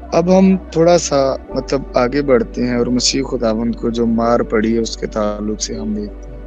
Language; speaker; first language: Urdu; non-native, local second language; Punjabi